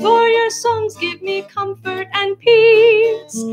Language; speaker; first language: English; native; English